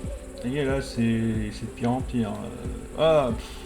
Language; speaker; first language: French; native; French